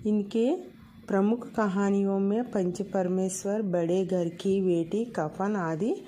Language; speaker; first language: Hindi; non-native, local second language; Telugu